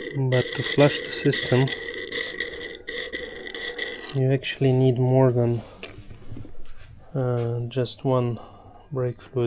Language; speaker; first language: English; non-native, fluent; German